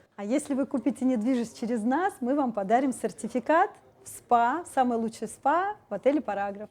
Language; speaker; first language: Russian; native; Russian